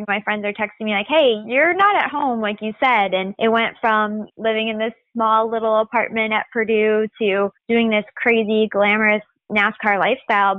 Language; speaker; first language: English; native; English